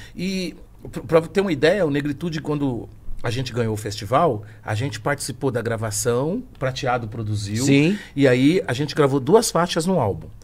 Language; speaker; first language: Portuguese; native; Portuguese